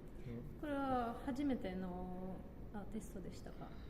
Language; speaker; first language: Japanese; non-native, fluent; Russian